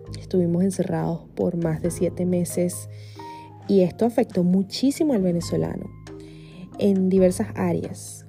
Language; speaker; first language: Spanish; native; Spanish